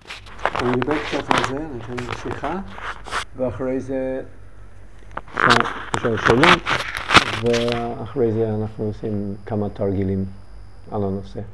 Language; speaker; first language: Hebrew; non-native, learner; English